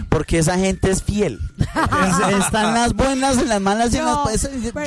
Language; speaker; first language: Spanish; native; Spanish